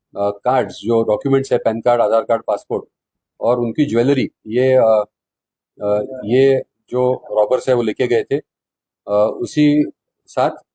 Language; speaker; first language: Hindi; non-native, local second language; Marathi